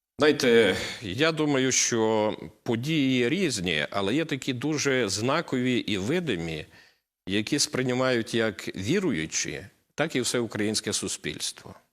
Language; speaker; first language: Ukrainian; native; Ukrainian